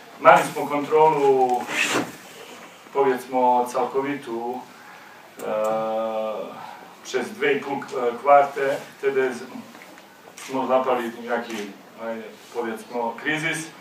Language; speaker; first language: Polish; non-native, learner; Slovenian